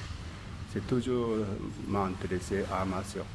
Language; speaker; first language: French; non-native, learner; Japanese